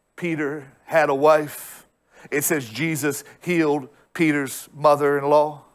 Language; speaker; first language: English; native; English